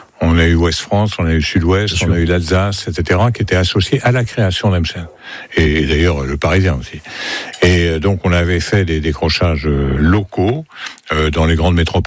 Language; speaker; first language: French; native; French